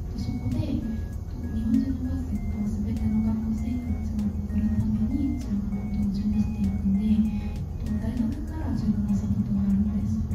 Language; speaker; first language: Japanese; non-native, fluent; Korean